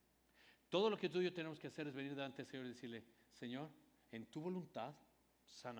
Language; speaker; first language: Spanish; native; Spanish